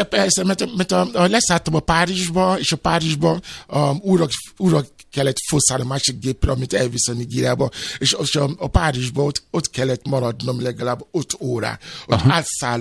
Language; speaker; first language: Hungarian; non-native, fluent; Yoruba